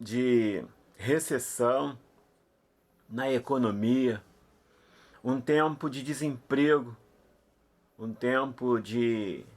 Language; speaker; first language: Portuguese; native; Portuguese